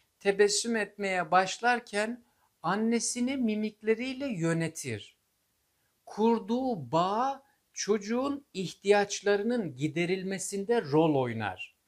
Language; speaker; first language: Turkish; native; Turkish